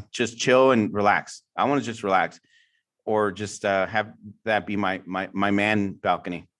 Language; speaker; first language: English; native; English